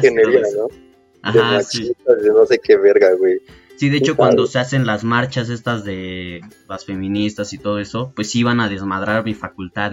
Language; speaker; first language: Spanish; native; Spanish